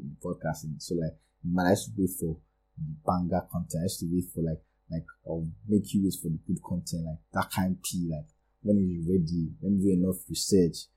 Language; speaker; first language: English; non-native, local second language; Yoruba